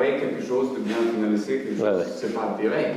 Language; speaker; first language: French; non-native, fluent; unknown